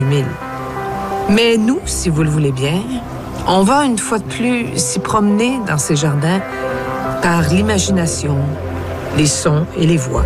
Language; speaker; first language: French; native; French